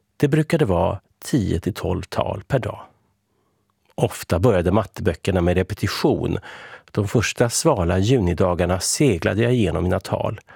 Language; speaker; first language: Swedish; early bilingual, other home language; Hungarian